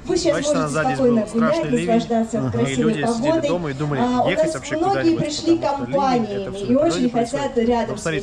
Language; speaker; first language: Russian; native; Russian